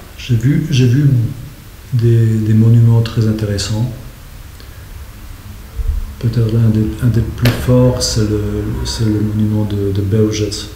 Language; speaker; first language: French; non-native, fluent; Polish